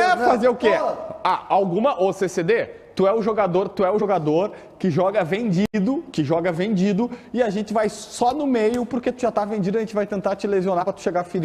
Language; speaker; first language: Portuguese; native; Portuguese